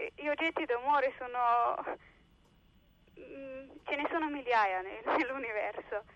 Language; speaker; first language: Italian; early bilingual, heritage; Slovenian